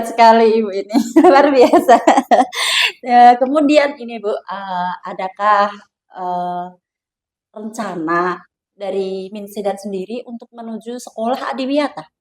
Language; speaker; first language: Indonesian; non-native, local second language; Javanese